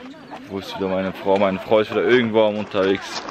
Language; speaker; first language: German; early bilingual, other home language; Turkish